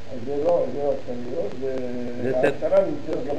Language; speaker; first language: Hebrew; early bilingual, other home language; Arabic